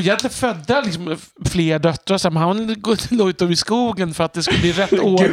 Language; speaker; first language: Swedish; native; Swedish